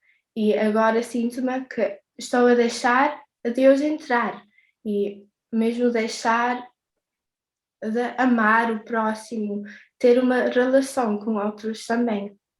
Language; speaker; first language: Portuguese; early bilingual, heritage; English